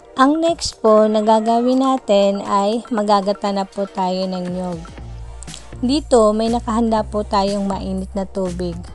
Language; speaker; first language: Filipino; non-native, local second language; Bikol